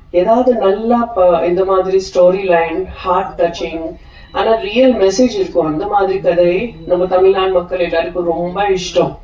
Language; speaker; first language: Tamil; non-native, fluent; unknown